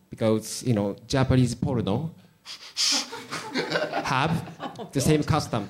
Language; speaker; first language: English; non-native, learner; Japanese